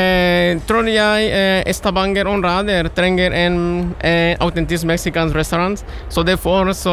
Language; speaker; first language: Norwegian; non-native, learner; Spanish